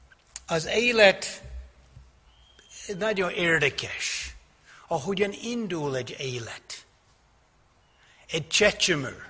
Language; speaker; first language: Hungarian; non-native, fluent; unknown